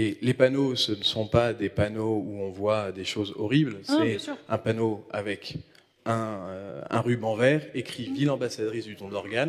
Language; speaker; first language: French; native; French